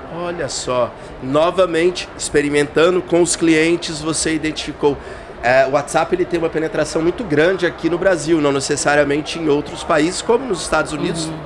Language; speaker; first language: Portuguese; native; Portuguese